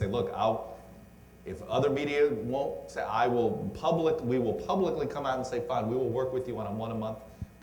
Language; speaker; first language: English; native; English